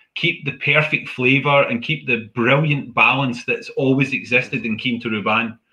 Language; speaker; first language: English; native; English